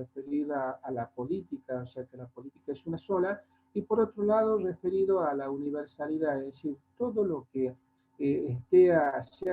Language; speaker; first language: Spanish; native; Spanish